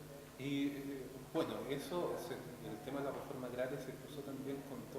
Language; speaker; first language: Spanish; native; Spanish